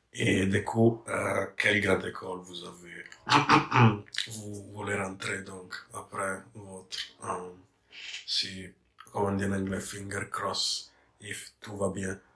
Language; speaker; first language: French; non-native, learner; English